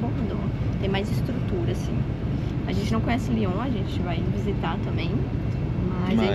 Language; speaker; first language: Portuguese; native; Portuguese